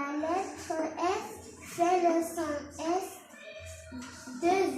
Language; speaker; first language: French; non-native, learner; Arabic